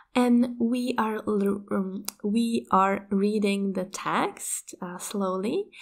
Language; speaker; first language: English; non-native, fluent; Czech